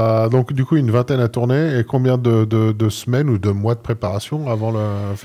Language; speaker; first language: French; native; French